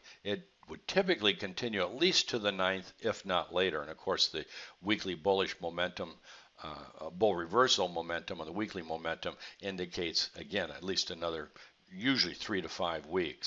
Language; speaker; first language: English; native; English